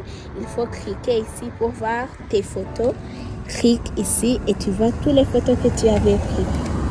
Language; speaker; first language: French; non-native, local second language; Kinyarwanda